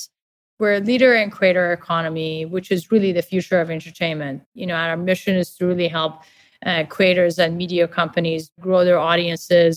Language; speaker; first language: English; non-native, fluent; Persian